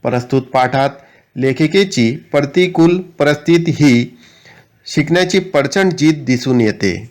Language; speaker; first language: Marathi; non-native, local second language; Urdu